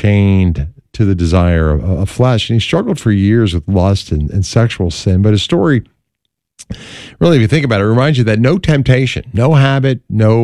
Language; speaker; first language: English; native; English